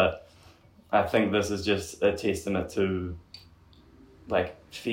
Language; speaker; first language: English; native; English